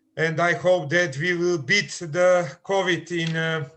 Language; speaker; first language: English; non-native, fluent; Macedonian